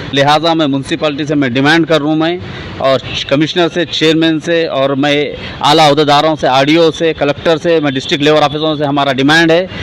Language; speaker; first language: Hindi; non-native, local second language; Urdu